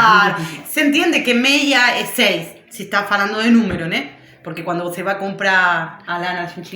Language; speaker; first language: Portuguese; non-native, learner; Spanish